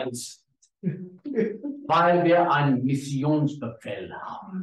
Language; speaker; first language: German; non-native, learner; Afrikaans